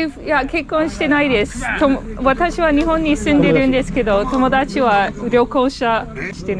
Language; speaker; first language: Japanese; non-native, fluent; English